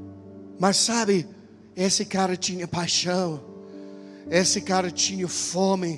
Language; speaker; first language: Portuguese; non-native, fluent; English